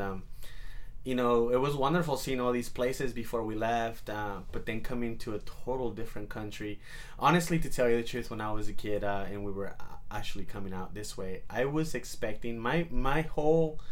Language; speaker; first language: English; early bilingual, other home language; Spanish